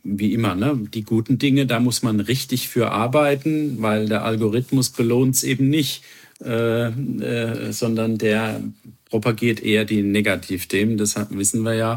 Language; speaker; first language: German; native; German